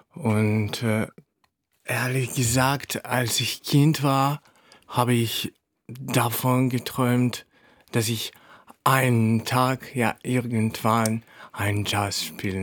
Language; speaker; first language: German; non-native, fluent; Russian